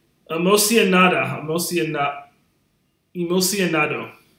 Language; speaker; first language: Spanish; non-native, learner; English